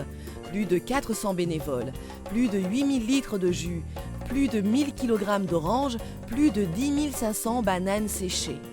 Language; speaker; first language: French; native; French